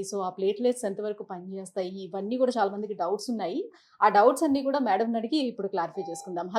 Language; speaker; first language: Telugu; native; Telugu